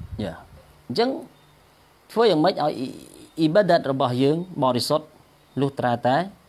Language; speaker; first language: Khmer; non-native, local second language; Eastern Cham